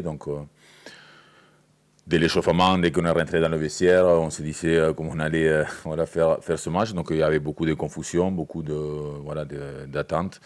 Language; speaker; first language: French; native; French